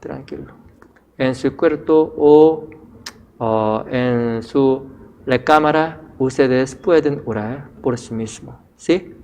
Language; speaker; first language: Spanish; non-native, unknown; Korean